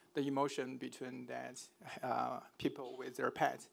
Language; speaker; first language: English; non-native, fluent; Chinese